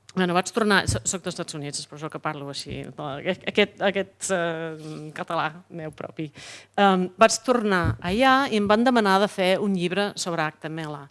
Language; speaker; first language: Catalan; non-native, fluent; English